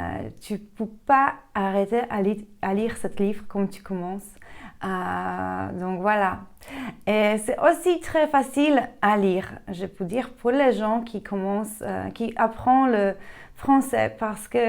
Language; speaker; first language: French; non-native, fluent; Polish